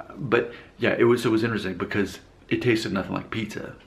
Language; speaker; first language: English; native; English